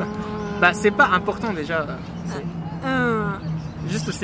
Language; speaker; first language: French; non-native, fluent; Japanese